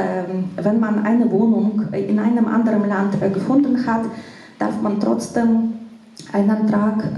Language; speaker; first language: German; non-native, fluent; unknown